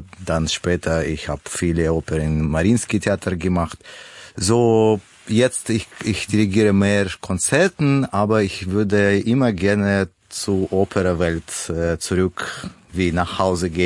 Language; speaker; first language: German; non-native, learner; Russian